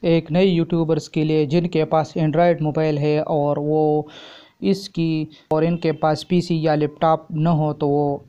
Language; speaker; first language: Urdu; non-native, local second language; Pashto